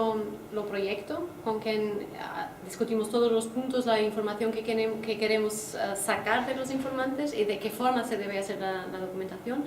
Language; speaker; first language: Spanish; non-native, fluent; Portuguese